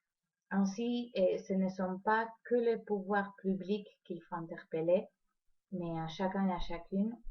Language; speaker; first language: French; non-native, fluent; Spanish